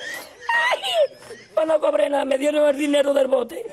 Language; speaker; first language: Spanish; native; Spanish